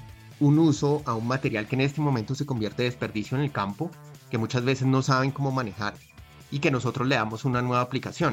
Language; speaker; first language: Spanish; native; Spanish